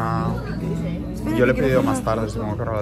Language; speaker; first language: Spanish; native; Spanish